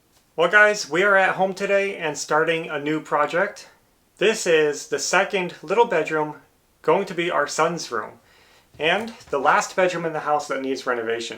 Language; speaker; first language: English; native; English